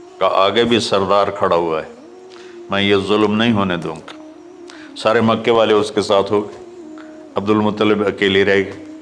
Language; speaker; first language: Urdu; non-native, local second language; Punjabi